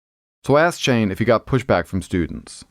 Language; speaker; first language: English; native; English